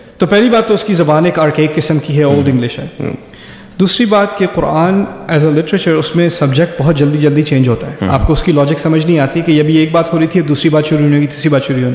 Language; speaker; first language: Urdu; early bilingual, other home language; German